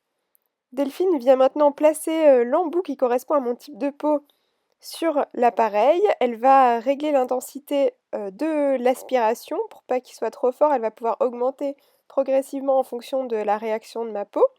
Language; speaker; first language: French; native; French